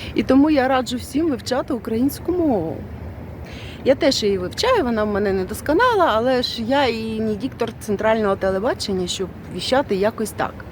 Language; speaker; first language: Ukrainian; non-native, local second language; Russian